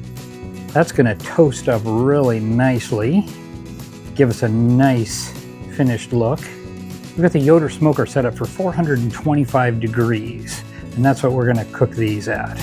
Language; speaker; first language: English; native; English